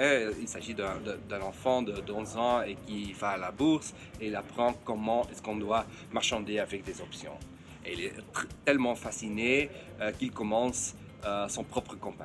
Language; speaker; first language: French; non-native, fluent; Dutch